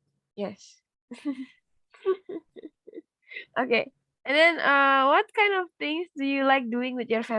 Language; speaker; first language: English; non-native, fluent; Indonesian